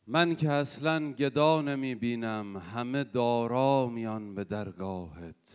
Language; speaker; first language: Persian; native; Persian